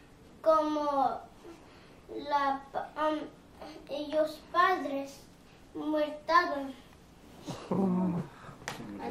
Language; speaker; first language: Spanish; non-native, learner; English